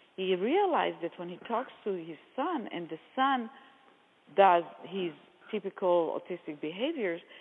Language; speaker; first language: English; non-native, fluent; Hebrew